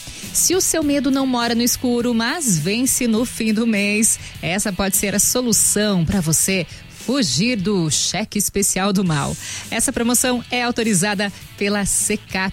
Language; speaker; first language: Portuguese; native; Portuguese